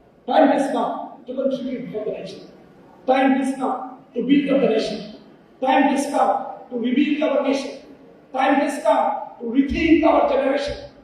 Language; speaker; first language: English; non-native, local second language; Bangla